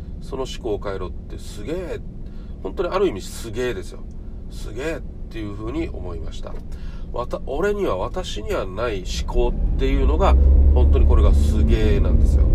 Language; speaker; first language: Japanese; native; Japanese